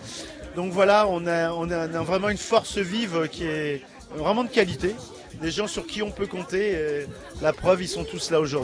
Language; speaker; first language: French; native; French